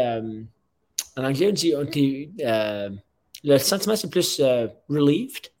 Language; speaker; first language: French; non-native, fluent; English